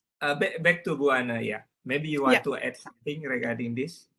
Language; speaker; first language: English; non-native, learner; Indonesian